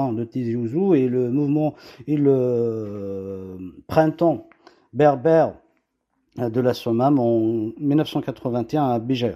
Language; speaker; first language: French; non-native, local second language; Kabyle